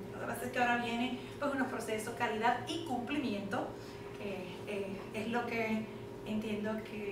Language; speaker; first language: Spanish; native; Spanish